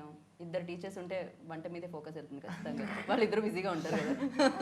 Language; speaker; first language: Telugu; native; Telugu